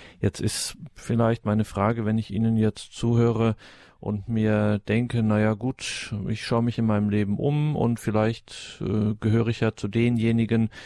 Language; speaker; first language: German; native; German